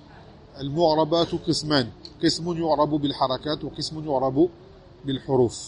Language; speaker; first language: Arabic; non-native, fluent; French